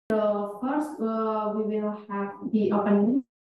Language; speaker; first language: English; non-native, fluent; Indonesian